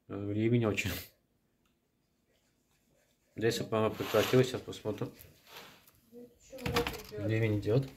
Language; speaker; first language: Russian; non-native, local second language; Azerbaijani